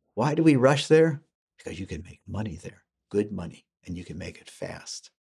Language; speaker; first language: English; early bilingual, other home language; German